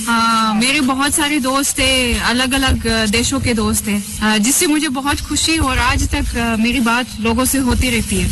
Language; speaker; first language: Hindi; non-native, fluent; Russian